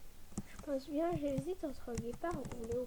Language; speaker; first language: French; native; French